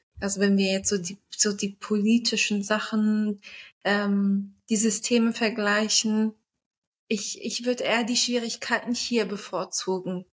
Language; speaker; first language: German; early bilingual, other home language; Turkish